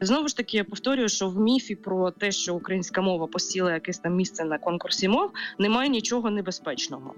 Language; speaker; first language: Ukrainian; native; Ukrainian